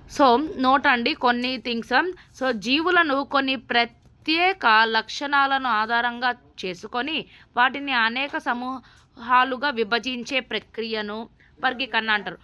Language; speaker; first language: Telugu; non-native, local second language; Hindi